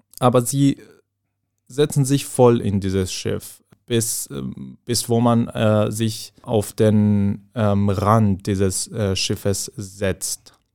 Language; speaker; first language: German; non-native, fluent; Persian